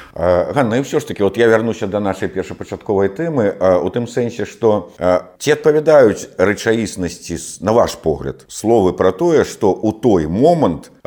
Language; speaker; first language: Belarusian; non-native, local second language; Russian